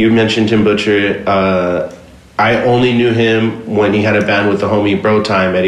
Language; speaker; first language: English; native; English